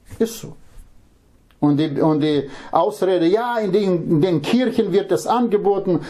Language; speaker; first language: German; non-native, fluent; Russian